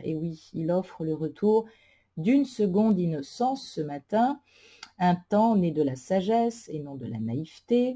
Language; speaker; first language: French; native; French